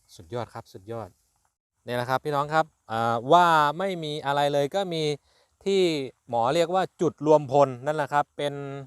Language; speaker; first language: Thai; native; Thai